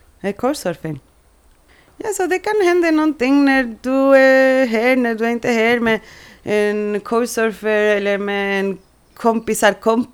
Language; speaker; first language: Swedish; non-native, learner; Spanish